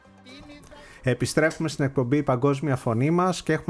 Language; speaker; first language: Greek; native; Greek